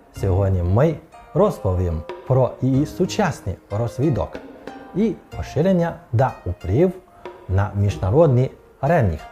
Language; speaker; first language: Ukrainian; non-native, fluent; Chinese